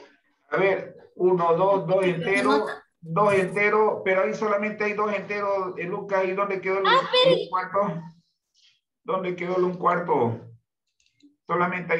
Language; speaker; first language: Spanish; native; Spanish